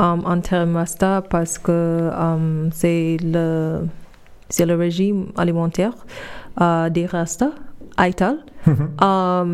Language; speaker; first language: French; non-native, fluent; English